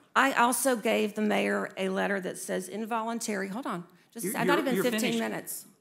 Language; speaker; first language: English; native; English